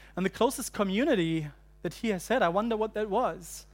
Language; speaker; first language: English; non-native, fluent; German